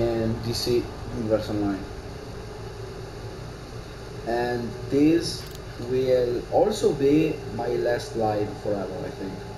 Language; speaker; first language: English; non-native, learner; Italian